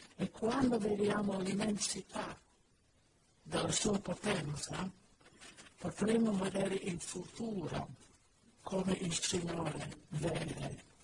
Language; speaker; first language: Italian; non-native, fluent; English